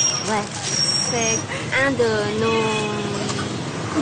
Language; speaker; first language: French; non-native, learner; Vietnamese